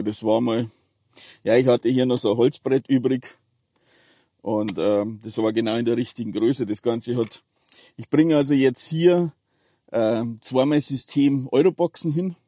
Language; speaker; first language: German; native; German